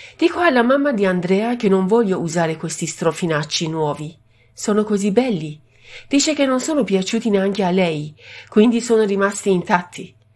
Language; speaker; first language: Italian; non-native, fluent; Persian